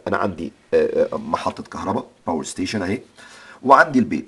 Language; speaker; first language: Arabic; native; Arabic